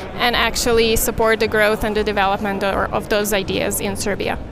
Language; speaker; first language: English; non-native, fluent; Serbian